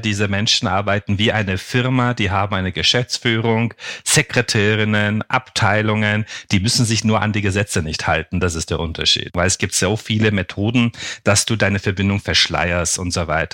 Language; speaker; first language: German; non-native, fluent; Turkish